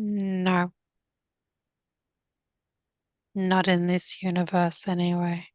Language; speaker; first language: English; native; English